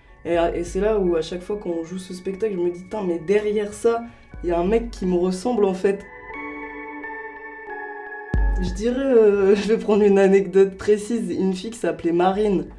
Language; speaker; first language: French; native; French